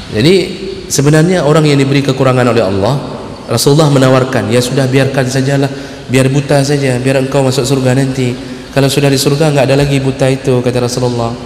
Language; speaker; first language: Malay; non-native, local second language; Achinese